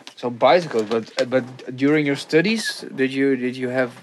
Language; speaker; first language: English; non-native, fluent; Bulgarian